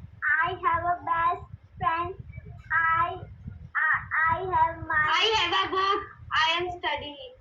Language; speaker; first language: English; non-native, learner; Hindi